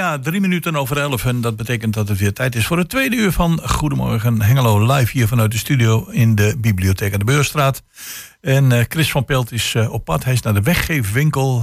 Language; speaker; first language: Dutch; native; Dutch